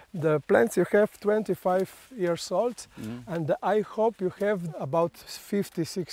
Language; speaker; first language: English; non-native, learner; Slovenian